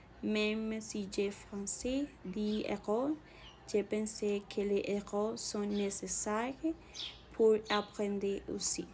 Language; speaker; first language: French; non-native, learner; Spanish